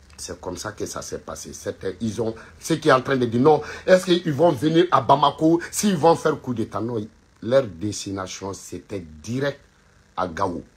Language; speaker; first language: French; non-native, local second language; Bambara